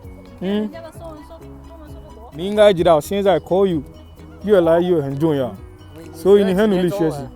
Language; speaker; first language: Chinese; non-native, learner; English